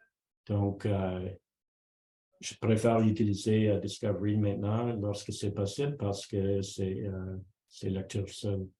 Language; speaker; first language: French; non-native, local second language; English